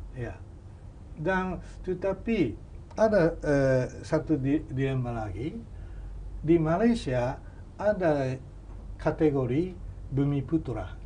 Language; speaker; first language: Indonesian; non-native, fluent; Japanese